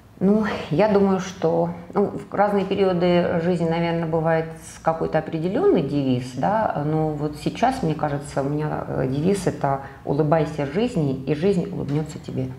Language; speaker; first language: Russian; native; Russian